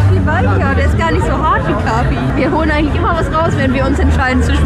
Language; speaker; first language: German; native; German